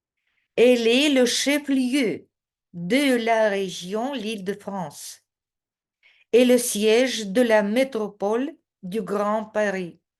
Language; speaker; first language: French; non-native, fluent; Russian